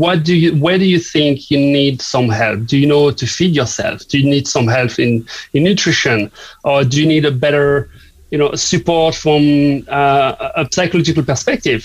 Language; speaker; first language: English; non-native, fluent; French